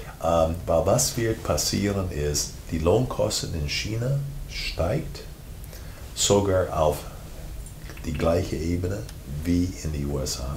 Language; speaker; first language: German; non-native, fluent; English